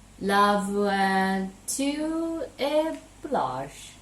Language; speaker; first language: French; non-native, learner; Chinese